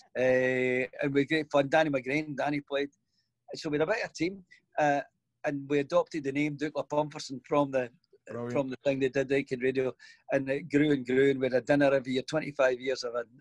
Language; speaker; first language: English; native; English